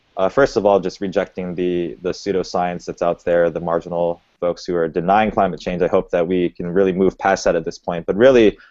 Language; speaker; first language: English; native; English